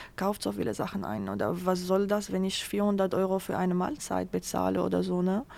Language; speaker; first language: German; non-native, fluent; Arabic